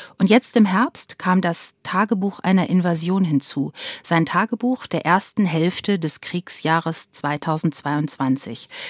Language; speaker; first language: German; native; German